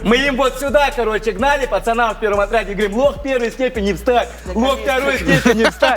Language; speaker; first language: Russian; native; Russian